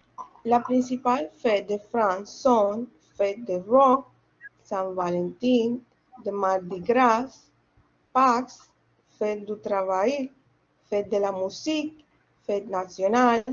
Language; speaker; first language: French; non-native, learner; Spanish